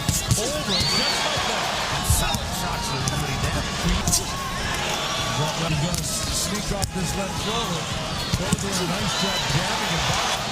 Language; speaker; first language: English; native; English